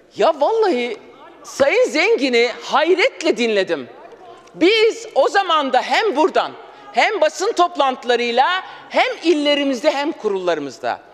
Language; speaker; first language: Turkish; non-native, local second language; Kurdish